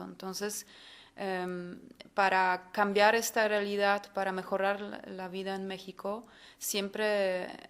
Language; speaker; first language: Spanish; non-native, fluent; Polish